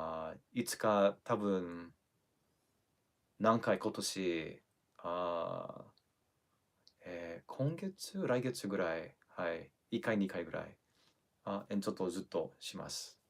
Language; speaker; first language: Japanese; non-native, learner; English